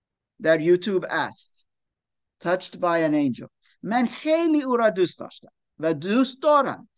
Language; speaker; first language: Persian; non-native, learner; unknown